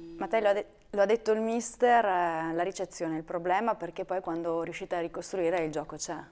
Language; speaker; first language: Italian; native; Italian